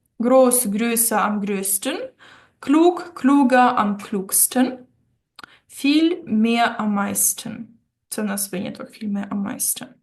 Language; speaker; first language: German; non-native, fluent; Ukrainian